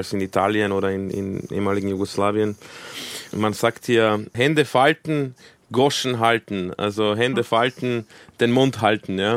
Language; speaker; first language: German; early bilingual, other home language; Croatian